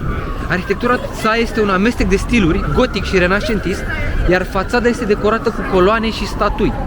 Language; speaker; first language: Romanian; native; Romanian